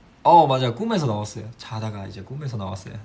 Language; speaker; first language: Korean; non-native, fluent; Chinese